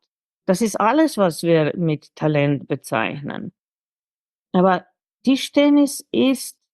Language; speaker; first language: German; non-native, fluent; Slovenian